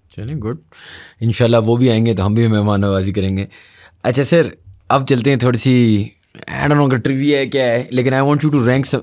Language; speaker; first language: Urdu; native; Urdu